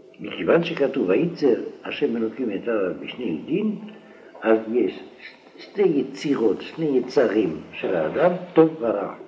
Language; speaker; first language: Hebrew; non-native, fluent; French